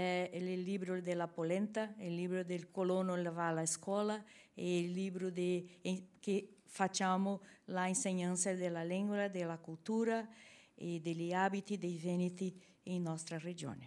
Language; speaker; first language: Italian; non-native, learner; Portuguese